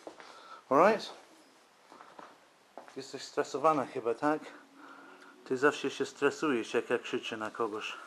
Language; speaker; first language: Polish; non-native, fluent; English